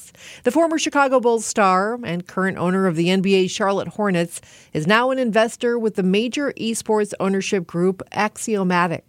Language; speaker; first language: English; native; English